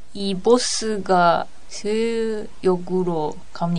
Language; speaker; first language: Korean; non-native, learner; Japanese